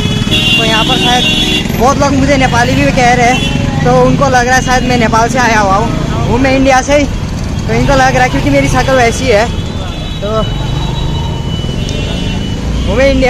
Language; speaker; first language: Hindi; non-native, local second language; Nepali